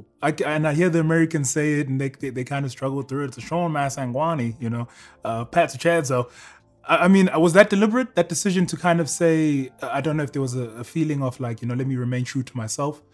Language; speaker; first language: English; native; English